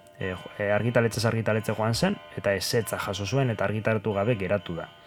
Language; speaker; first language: Basque; non-native, local second language; Spanish